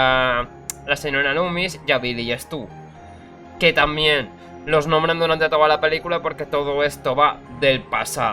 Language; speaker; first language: Spanish; native; Spanish